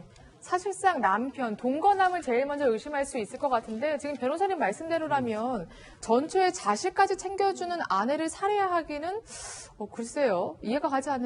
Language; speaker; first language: Korean; native; Korean